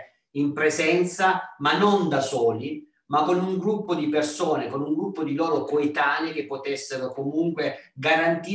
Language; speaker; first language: Italian; native; Italian